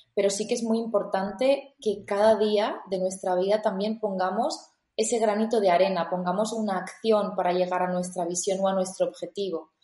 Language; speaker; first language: Spanish; native; Spanish